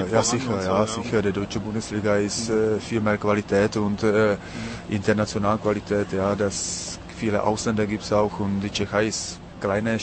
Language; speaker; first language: German; non-native, learner; Czech